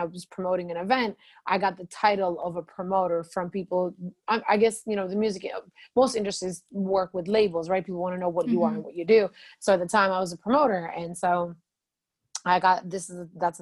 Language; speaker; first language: English; non-native, fluent; Albanian